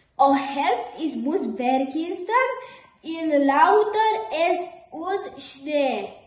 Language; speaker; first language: German; non-native, learner; Romanian